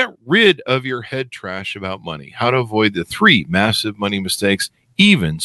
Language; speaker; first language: English; native; English